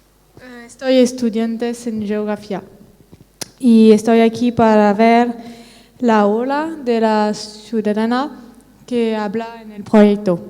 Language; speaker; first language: Spanish; non-native, learner; French